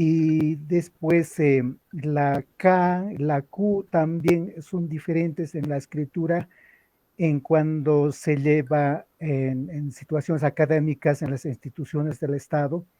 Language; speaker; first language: Spanish; non-native, local second language; Aymara